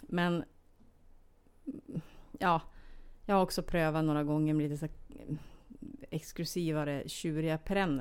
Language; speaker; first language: Swedish; native; Swedish